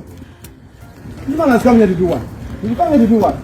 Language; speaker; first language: English; non-native, local second language; Ganda